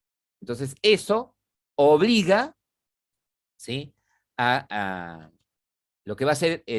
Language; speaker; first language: Spanish; native; Spanish